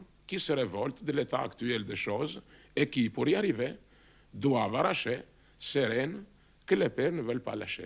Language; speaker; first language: French; non-native, fluent; Albanian